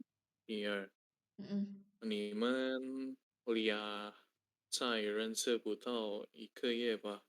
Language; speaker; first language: Chinese; non-native, learner; Indonesian